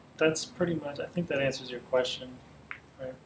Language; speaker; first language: English; native; English